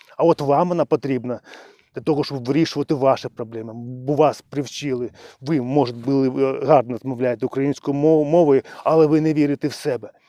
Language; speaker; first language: Ukrainian; non-native, local second language; Russian